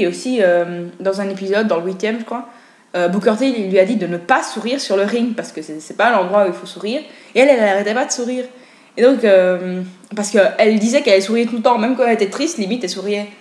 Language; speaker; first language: French; native; French